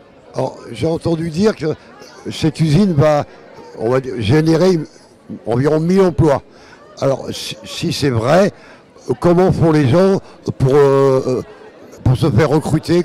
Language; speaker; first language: French; native; French